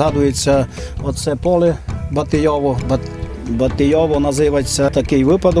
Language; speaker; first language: Ukrainian; native; Ukrainian